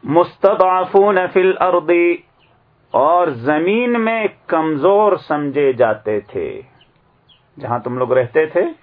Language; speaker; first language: Urdu; native; Urdu